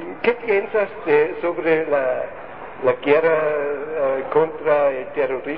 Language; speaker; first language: Spanish; non-native, learner; German